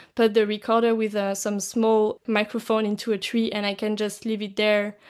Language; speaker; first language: English; non-native, fluent; French